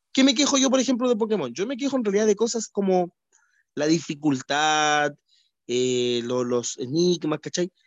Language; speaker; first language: Spanish; native; Spanish